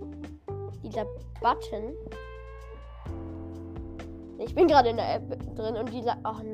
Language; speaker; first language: German; native; German